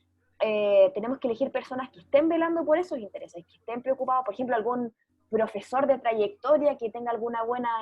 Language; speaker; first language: Spanish; native; Spanish